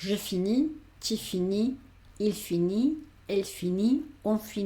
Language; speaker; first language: French; non-native, fluent; Spanish